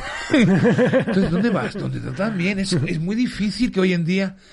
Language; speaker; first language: Spanish; early bilingual, other home language; English